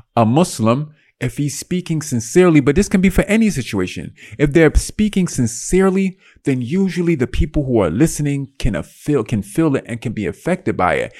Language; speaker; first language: English; native; English